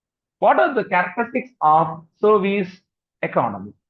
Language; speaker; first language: English; non-native, local second language; Tamil